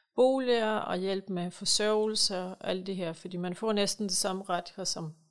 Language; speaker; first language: Danish; non-native, fluent; Ukrainian